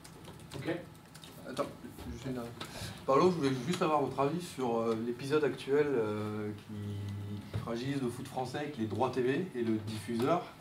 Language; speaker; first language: French; native; French